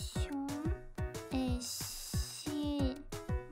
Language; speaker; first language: English; non-native, learner; Japanese